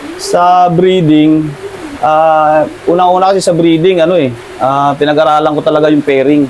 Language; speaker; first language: Filipino; native; Filipino